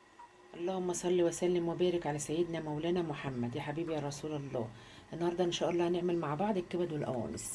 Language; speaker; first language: Arabic; native; Arabic